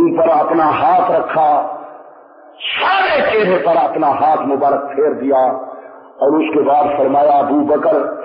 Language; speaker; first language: Urdu; native; Urdu